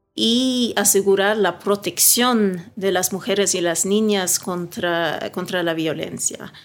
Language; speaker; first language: Spanish; early bilingual, heritage; Swedish